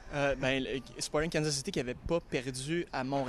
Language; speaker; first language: French; native; French